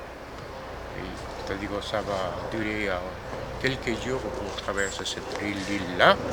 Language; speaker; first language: French; non-native, fluent; Korean